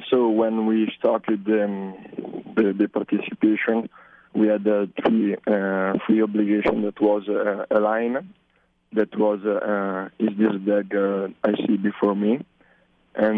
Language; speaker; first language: English; non-native, learner; Italian